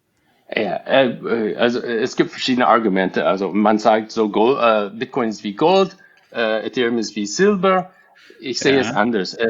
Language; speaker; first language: German; non-native, fluent; English